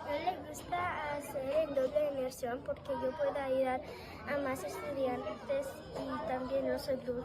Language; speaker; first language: Spanish; non-native, learner; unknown